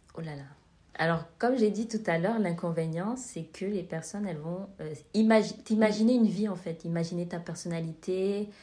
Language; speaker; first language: French; native; French